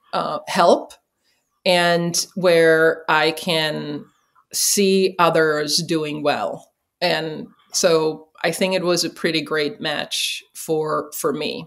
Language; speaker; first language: English; non-native, fluent; Czech